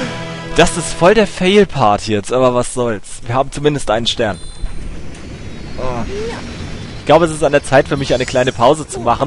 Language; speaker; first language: German; native; German